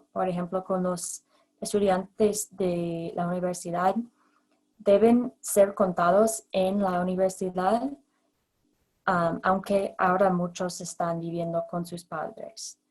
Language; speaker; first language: Spanish; non-native, fluent; English